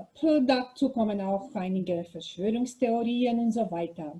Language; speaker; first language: German; non-native, learner; Macedonian